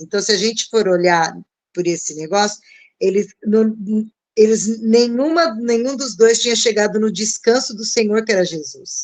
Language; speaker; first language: Portuguese; native; Portuguese